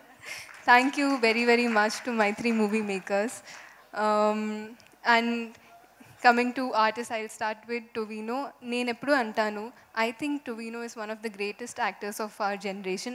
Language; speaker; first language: Telugu; non-native, fluent; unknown